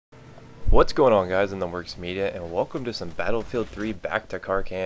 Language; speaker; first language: English; native; English